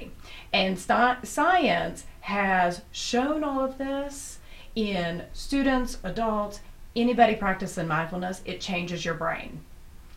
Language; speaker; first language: English; native; English